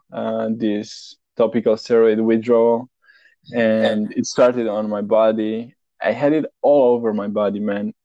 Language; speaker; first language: English; non-native, fluent; Romanian